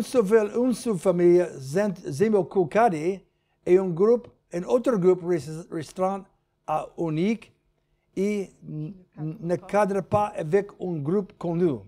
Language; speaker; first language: French; non-native, learner; English